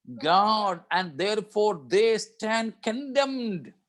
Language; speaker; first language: English; non-native, local second language; Malayalam